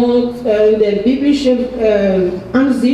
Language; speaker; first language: German; non-native, fluent; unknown